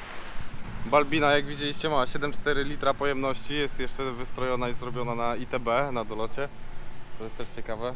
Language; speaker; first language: Polish; native; Polish